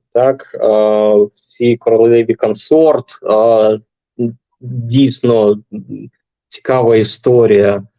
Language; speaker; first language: Ukrainian; non-native, local second language; Russian